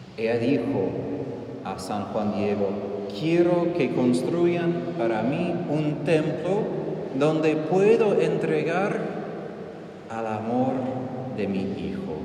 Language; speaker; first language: Spanish; non-native, fluent; English